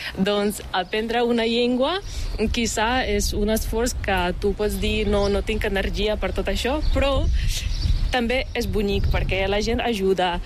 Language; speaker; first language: Catalan; non-native, learner; Ukrainian